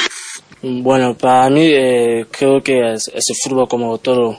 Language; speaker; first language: Spanish; non-native, learner; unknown